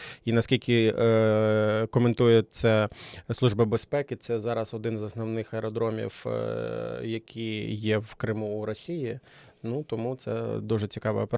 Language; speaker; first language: Ukrainian; native; Ukrainian